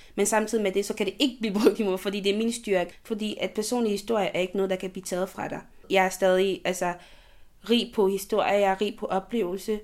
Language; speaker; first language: Danish; early bilingual, other home language; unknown